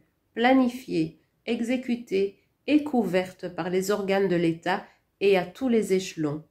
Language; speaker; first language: French; non-native, local second language; Rundi